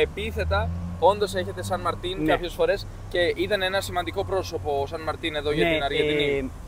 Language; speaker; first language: Greek; native; Greek